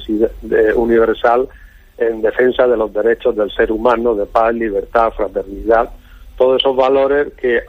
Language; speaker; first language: Spanish; native; Spanish